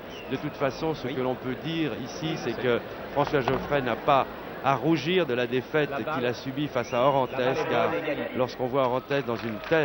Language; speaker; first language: French; native; French